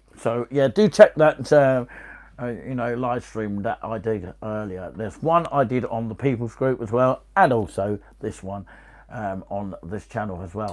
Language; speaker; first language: English; native; English